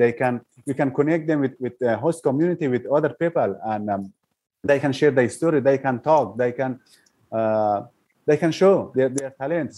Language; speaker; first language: English; non-native, learner; Persian